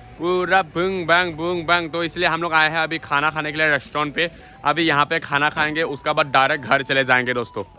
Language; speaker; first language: Hindi; non-native, local second language; Assamese